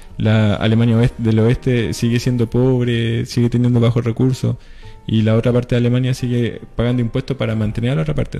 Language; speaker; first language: Spanish; native; Spanish